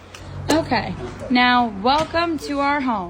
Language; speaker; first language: English; native; English